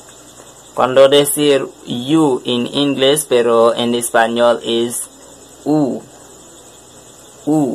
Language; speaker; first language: Spanish; non-native, learner; French